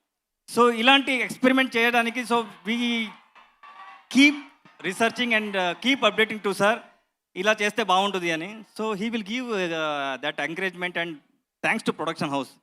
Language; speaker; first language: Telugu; non-native, learner; Kannada